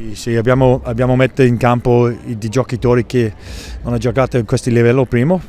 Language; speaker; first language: Italian; non-native, learner; English